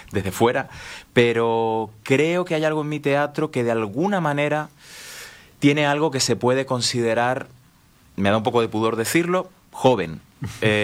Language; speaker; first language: Spanish; native; Spanish